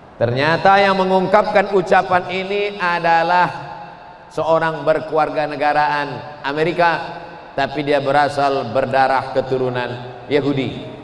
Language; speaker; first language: Indonesian; native; Indonesian